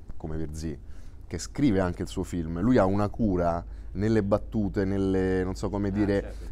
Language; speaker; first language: Italian; native; Italian